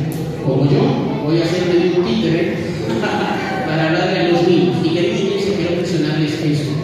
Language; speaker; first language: Spanish; native; Spanish